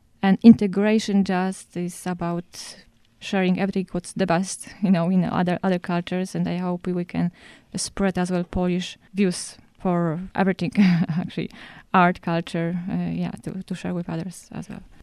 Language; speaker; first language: English; non-native, fluent; Polish